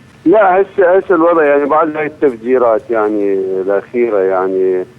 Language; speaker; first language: Arabic; native; Arabic